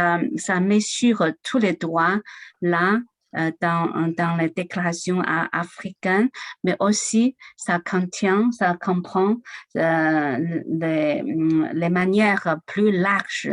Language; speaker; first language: French; non-native, learner; Chinese